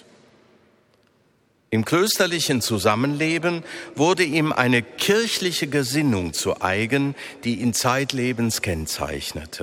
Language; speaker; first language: German; native; German